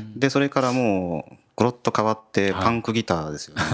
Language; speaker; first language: Japanese; native; Japanese